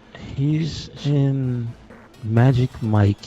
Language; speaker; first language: English; native; English